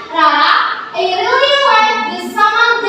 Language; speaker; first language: English; non-native, learner; Indonesian